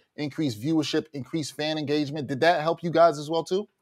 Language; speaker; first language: English; native; English